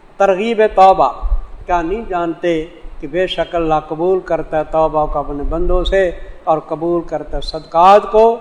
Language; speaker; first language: Urdu; non-native, local second language; Saraiki